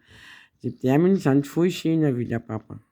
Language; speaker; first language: German; native; German